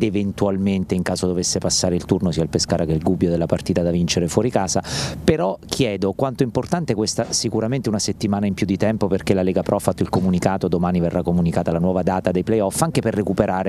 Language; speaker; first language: Italian; native; Italian